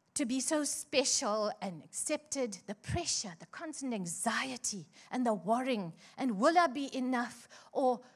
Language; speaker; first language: English; native; English